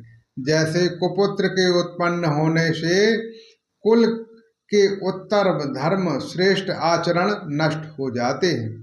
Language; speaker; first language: Hindi; native; Hindi